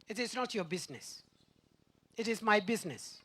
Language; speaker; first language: English; non-native, local second language; Swahili